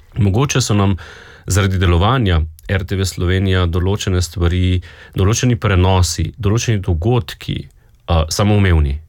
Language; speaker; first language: Slovenian; native; Slovenian